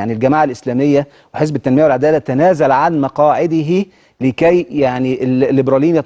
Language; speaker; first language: Arabic; native; Arabic